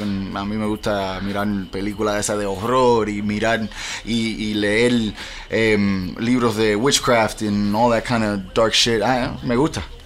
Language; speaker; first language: Spanish; early bilingual, heritage; Spanish